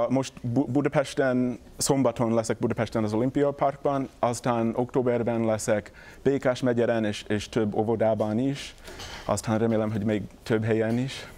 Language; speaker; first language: Hungarian; non-native, fluent; English